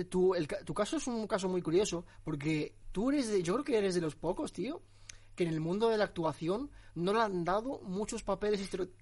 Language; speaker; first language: Spanish; early bilingual, other home language; Arabic